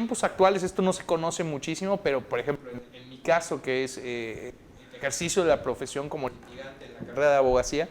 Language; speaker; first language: Spanish; native; Spanish